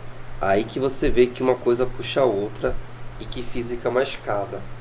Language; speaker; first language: Portuguese; native; Portuguese